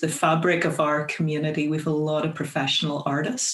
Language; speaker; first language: English; native; English